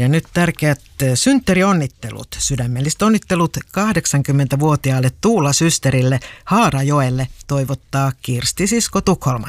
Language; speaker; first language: Finnish; native; Finnish